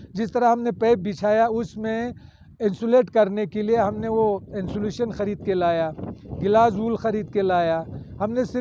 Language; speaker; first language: Urdu; non-native, local second language; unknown